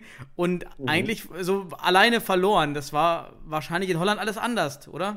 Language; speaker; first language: German; native; German